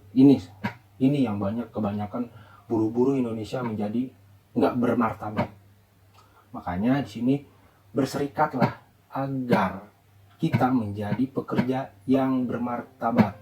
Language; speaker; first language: Indonesian; native; Indonesian